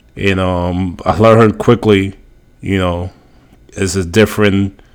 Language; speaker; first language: English; early bilingual, other home language; Spanish